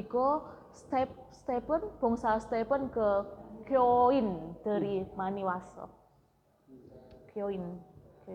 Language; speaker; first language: Korean; non-native, learner; Indonesian